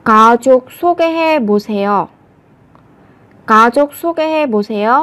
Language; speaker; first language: Korean; non-native, fluent; Vietnamese